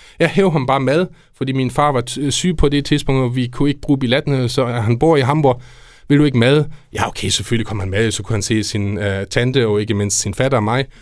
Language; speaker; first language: Danish; non-native, fluent; German